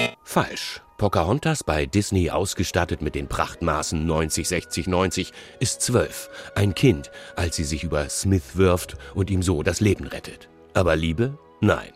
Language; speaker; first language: German; native; German